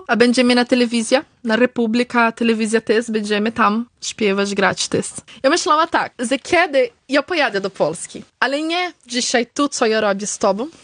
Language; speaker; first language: Polish; early bilingual, heritage; Polish